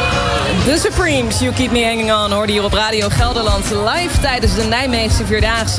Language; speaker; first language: Dutch; native; Dutch